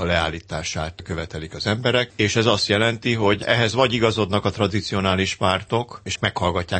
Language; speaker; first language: Hungarian; native; Hungarian